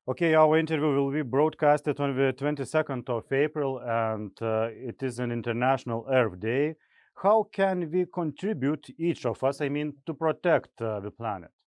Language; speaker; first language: English; non-native, fluent; Lithuanian